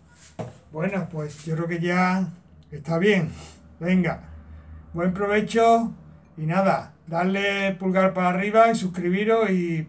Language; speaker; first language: Spanish; native; Spanish